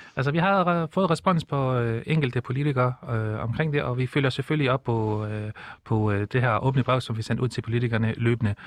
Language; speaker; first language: Danish; early bilingual, other home language; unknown